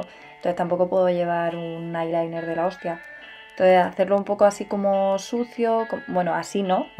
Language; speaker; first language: Spanish; native; Spanish